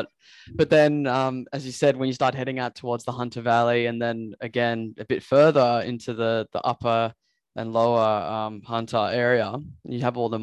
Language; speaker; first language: English; native; English